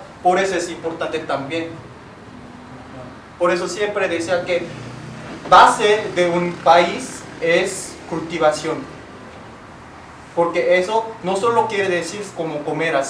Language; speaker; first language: Spanish; non-native, fluent; Korean